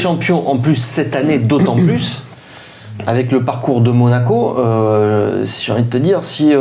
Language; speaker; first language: French; native; French